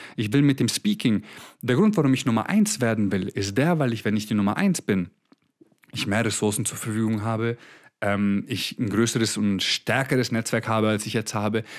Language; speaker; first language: German; early bilingual, other home language; Croatian